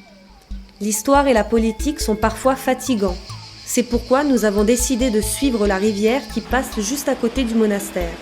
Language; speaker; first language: French; native; French